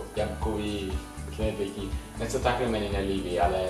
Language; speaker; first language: Czech; non-native, learner; Swedish